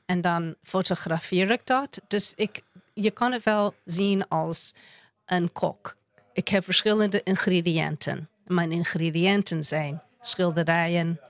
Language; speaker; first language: Dutch; non-native, fluent; English